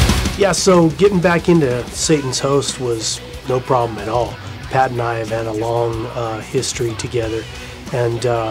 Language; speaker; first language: English; native; English